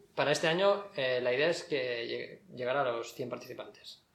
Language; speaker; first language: Spanish; native; Spanish